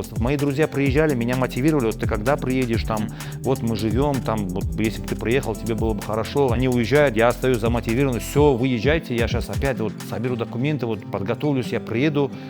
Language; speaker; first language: Russian; non-native, local second language; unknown